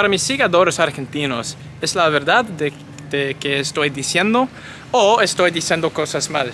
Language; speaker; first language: Spanish; non-native, learner; English